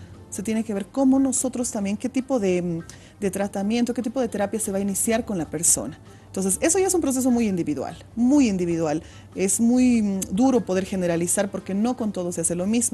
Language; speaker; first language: Spanish; native; Spanish